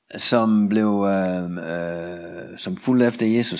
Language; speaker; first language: Danish; non-native, fluent; Russian